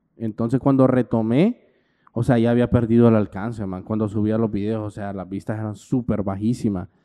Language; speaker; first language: Spanish; native; Spanish